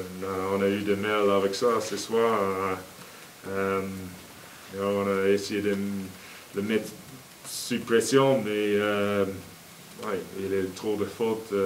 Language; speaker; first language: French; non-native, learner; English